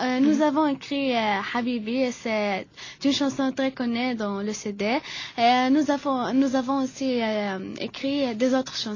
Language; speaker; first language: French; non-native, learner; Arabic